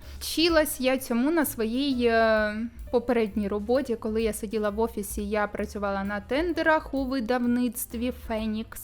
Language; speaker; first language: Ukrainian; non-native, local second language; Russian